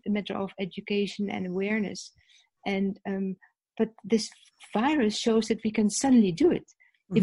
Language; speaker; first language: English; non-native, fluent; Dutch